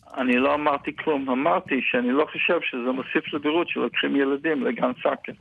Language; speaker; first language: Hebrew; non-native, fluent; Yiddish